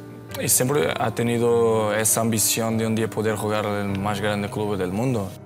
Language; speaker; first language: Spanish; non-native, fluent; Portuguese